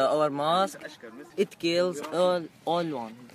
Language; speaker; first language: English; non-native, learner; Arabic